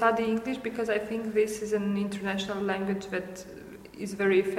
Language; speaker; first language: English; non-native, learner; Romanian